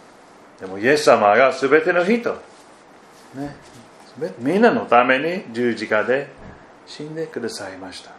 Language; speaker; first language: Japanese; non-native, fluent; German